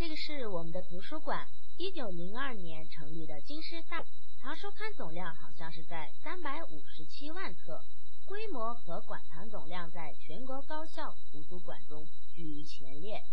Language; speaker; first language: Chinese; non-native, fluent; Mongolian